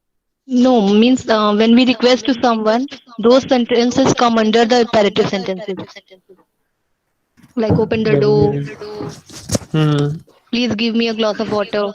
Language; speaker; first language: English; non-native, local second language; Hindi